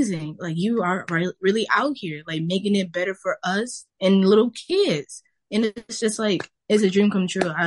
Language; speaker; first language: English; native; English